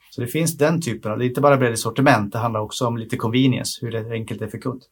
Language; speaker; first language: Swedish; native; Swedish